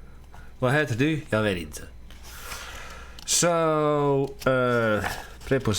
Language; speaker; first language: Swedish; non-native, learner; Dutch